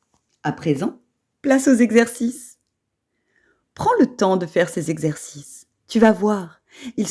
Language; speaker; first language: French; native; French